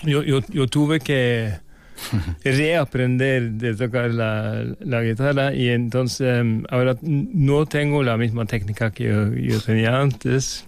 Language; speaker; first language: Spanish; non-native, fluent; Norwegian